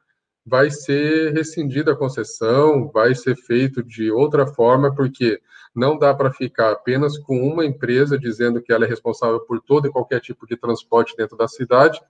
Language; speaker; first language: Portuguese; native; Portuguese